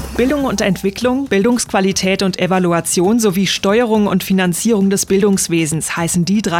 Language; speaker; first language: German; native; German